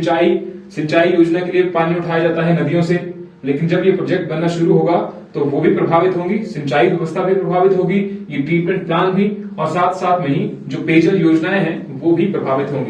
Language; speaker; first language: Hindi; native; Hindi